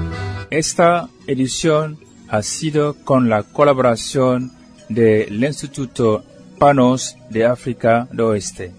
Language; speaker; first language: Spanish; non-native, fluent; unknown